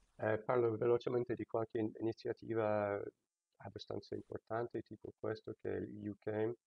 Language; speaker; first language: Italian; non-native, fluent; English